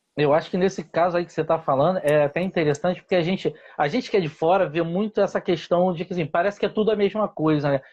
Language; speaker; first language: Portuguese; native; Portuguese